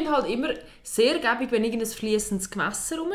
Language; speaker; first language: German; native; German